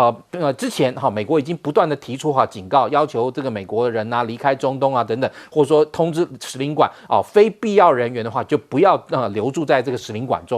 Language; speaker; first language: Chinese; native; Chinese